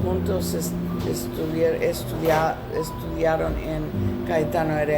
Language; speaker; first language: Spanish; non-native, learner; English